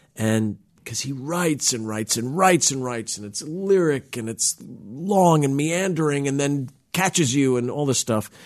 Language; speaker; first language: English; native; English